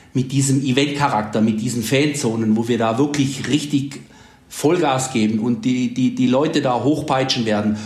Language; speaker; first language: German; native; German